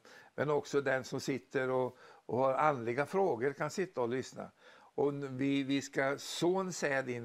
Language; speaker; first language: Swedish; native; Swedish